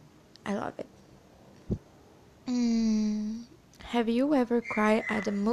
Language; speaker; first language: English; non-native, learner; Portuguese